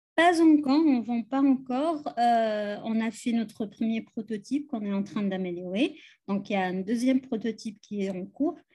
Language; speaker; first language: French; non-native, local second language; Arabic